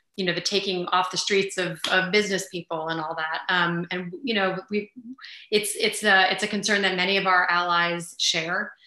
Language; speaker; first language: English; early bilingual, other home language; Armenian